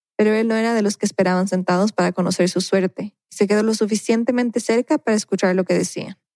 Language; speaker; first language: Spanish; native; Spanish